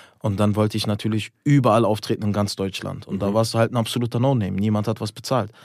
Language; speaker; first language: German; early bilingual, other home language; Turkish